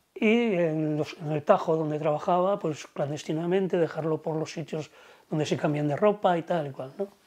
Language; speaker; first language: Spanish; native; Spanish